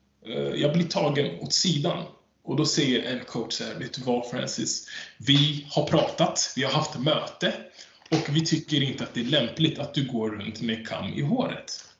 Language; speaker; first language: Swedish; early bilingual, other home language; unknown